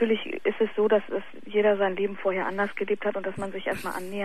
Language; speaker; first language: German; native; German